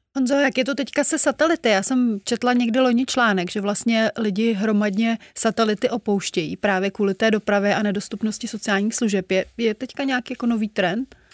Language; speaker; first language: Czech; native; Czech